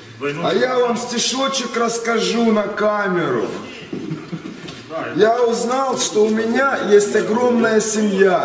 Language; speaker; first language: Russian; native; Russian